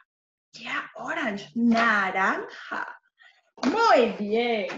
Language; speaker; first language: Spanish; non-native, fluent; English